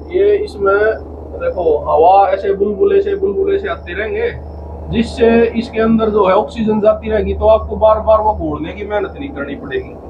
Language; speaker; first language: Hindi; native; Hindi